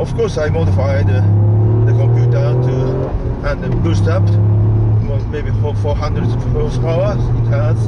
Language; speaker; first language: English; non-native, learner; Japanese